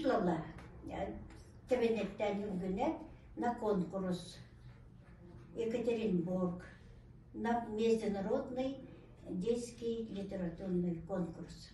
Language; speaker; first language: Russian; non-native, local second language; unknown